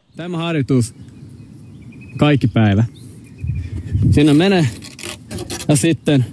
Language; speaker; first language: Finnish; non-native, local second language; Swedish